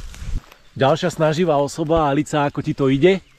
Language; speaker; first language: Slovak; native; Slovak